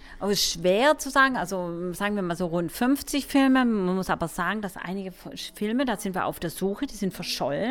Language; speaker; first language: German; native; German